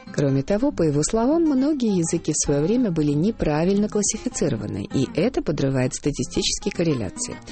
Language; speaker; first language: Russian; native; Russian